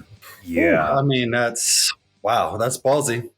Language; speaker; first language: English; native; English